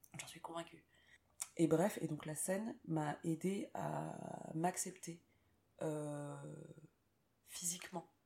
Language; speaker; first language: French; native; French